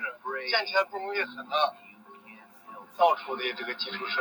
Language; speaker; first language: Chinese; native; Chinese